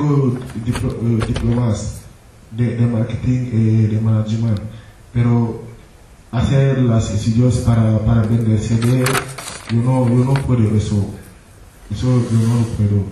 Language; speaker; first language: Spanish; non-native, learner; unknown